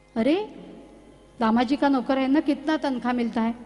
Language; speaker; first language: Hindi; non-native, local second language; Marathi